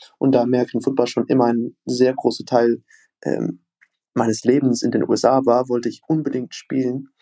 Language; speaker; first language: German; non-native, fluent; English